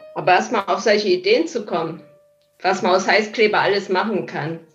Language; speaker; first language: German; native; German